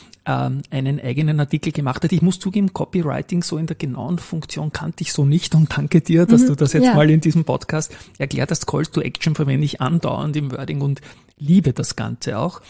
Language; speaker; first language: German; native; German